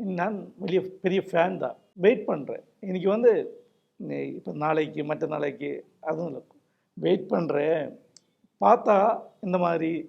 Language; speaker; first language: Tamil; non-native, local second language; Malayalam